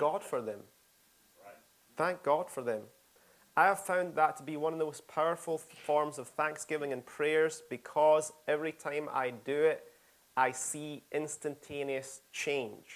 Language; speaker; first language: English; native; English